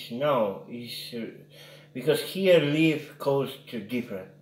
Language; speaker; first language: English; non-native, learner; Polish